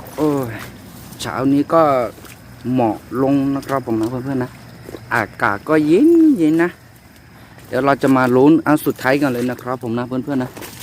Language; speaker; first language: Thai; non-native, local second language; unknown